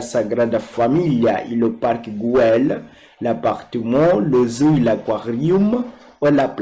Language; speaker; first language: French; non-native, fluent; Portuguese